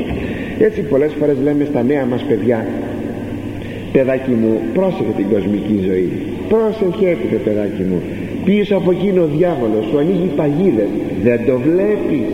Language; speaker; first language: Greek; native; Greek